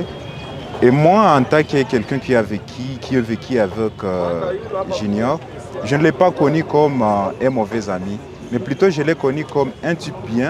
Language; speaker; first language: French; non-native, local second language; Swahili